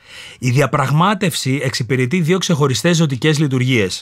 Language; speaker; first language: Greek; native; Greek